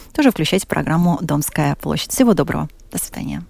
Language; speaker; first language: Russian; native; Russian